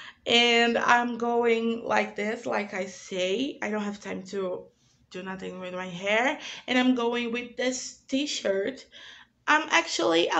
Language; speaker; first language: English; non-native, learner; Portuguese